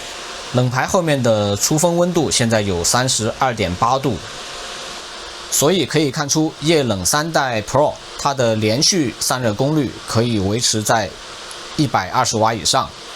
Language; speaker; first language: Chinese; native; Chinese